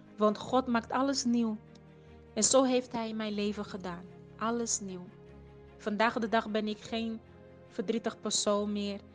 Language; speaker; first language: Dutch; non-native, fluent; Portuguese